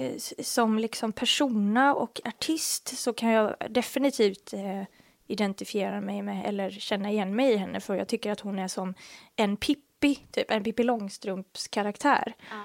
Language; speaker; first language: Swedish; native; Swedish